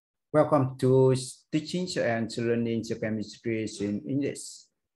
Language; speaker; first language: English; non-native, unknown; Vietnamese